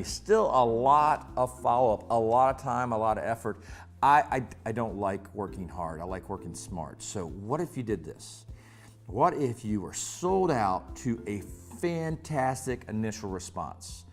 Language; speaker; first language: English; native; English